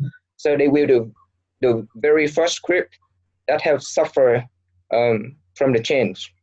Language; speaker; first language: English; non-native, learner; Vietnamese